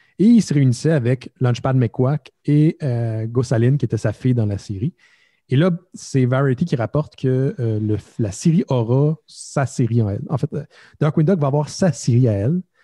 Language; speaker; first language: French; native; French